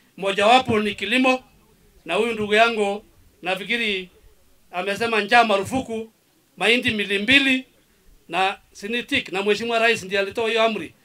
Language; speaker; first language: Swahili; non-native, local second language; Masai